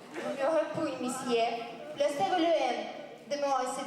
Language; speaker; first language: French; non-native, learner; Russian